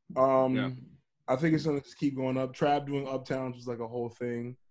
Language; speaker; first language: English; native; English